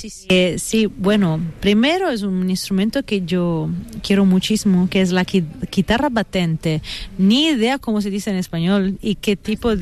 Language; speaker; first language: Spanish; non-native, fluent; Italian